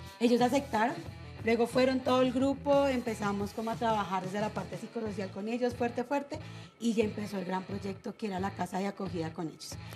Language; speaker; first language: Spanish; native; Spanish